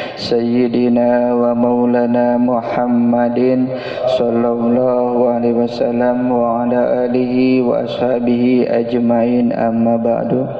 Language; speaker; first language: Indonesian; native; Indonesian